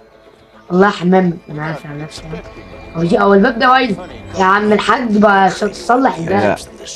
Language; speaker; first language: Arabic; native; Arabic